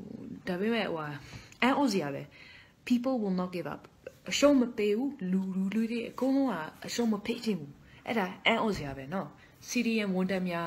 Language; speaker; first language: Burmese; non-native, fluent; Dutch